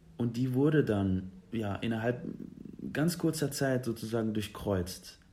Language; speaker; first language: German; early bilingual, other home language; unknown